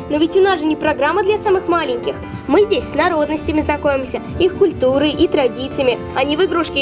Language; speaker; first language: Russian; native; Russian